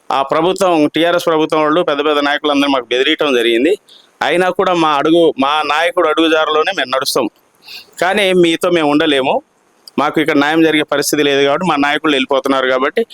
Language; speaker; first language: Telugu; non-native, local second language; Lambadi